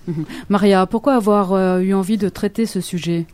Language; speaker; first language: French; native; French